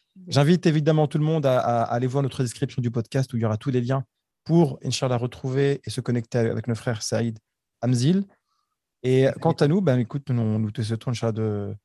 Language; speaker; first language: French; early bilingual, other home language; Arabic